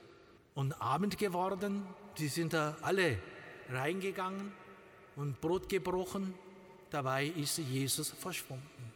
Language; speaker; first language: German; non-native, learner; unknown